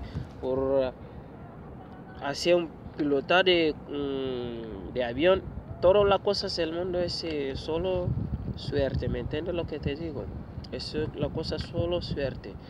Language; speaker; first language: Spanish; non-native, learner; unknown